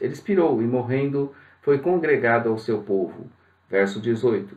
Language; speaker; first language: Portuguese; native; Portuguese